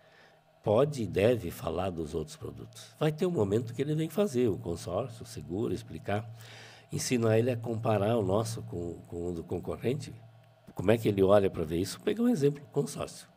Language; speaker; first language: Portuguese; native; Portuguese